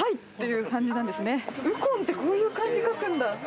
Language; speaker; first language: Japanese; native; Japanese